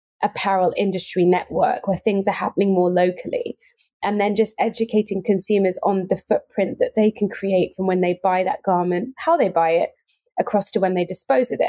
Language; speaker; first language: English; native; English